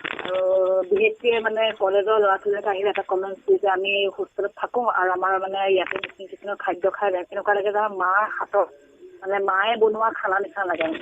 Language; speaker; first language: Assamese; non-native, local second language; Mising